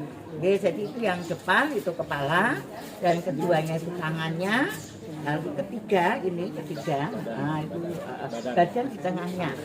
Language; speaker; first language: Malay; non-native, local second language; Javanese